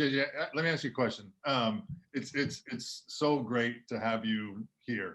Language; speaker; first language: English; native; English